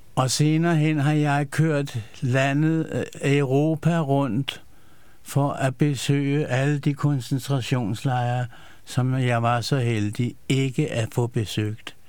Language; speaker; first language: Danish; early bilingual, other home language; Yiddish